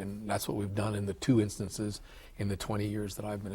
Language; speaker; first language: English; native; English